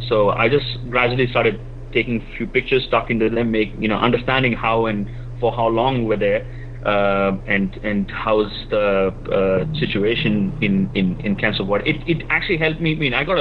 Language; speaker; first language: English; non-native, local second language; Malayalam